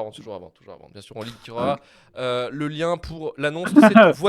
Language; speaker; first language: French; native; French